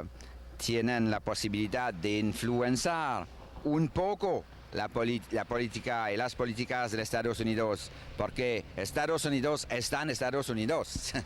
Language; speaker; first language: Spanish; non-native, learner; French